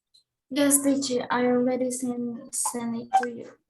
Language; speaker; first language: English; non-native, learner; Spanish